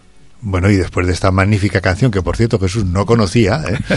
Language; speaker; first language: Spanish; native; Spanish